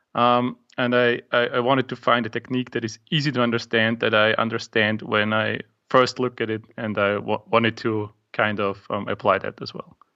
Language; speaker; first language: English; non-native, fluent; German